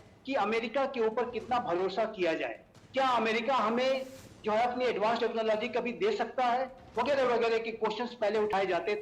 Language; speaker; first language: Hindi; native; Hindi